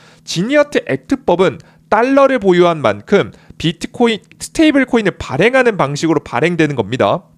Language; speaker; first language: Korean; native; Korean